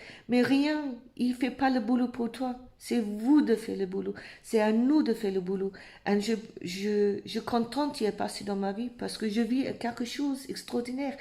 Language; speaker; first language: French; non-native, fluent; English